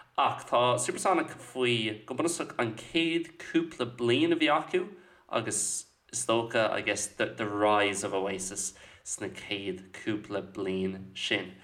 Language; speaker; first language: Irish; non-native, local second language; English